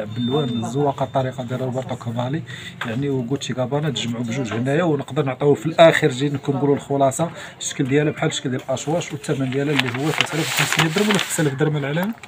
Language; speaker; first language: Arabic; native; Arabic